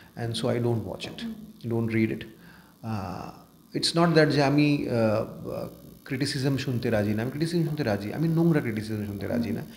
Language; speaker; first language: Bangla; early bilingual, heritage; Bangla